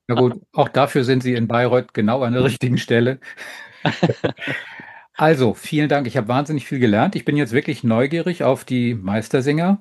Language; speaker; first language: German; native; German